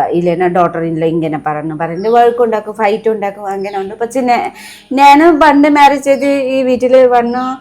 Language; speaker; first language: Malayalam; non-native, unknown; Nepali